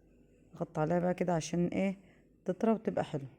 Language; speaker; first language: Arabic; native; Arabic